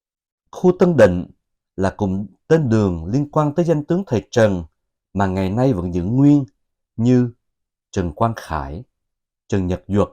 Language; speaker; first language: Vietnamese; native; Vietnamese